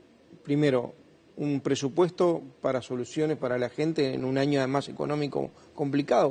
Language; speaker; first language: Spanish; native; Spanish